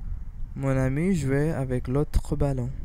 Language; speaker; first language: French; non-native, learner; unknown